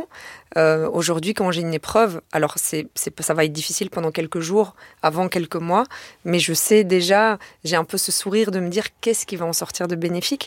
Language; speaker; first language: French; native; French